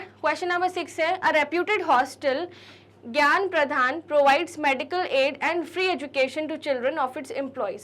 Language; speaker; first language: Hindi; native; Hindi